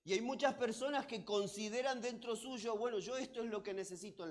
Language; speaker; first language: Spanish; native; Spanish